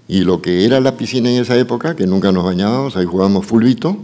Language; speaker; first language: Spanish; native; Spanish